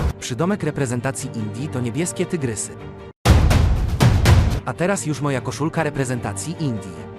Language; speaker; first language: Polish; native; Polish